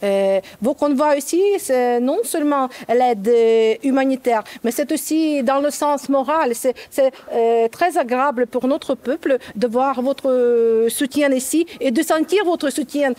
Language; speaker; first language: French; non-native, fluent; Ukrainian